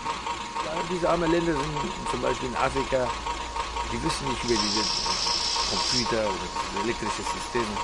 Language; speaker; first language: German; non-native, learner; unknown